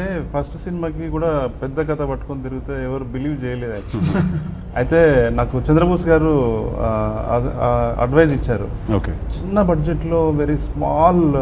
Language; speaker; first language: Telugu; native; Telugu